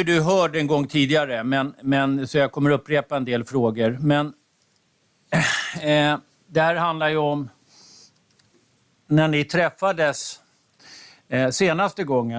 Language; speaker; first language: Swedish; native; Swedish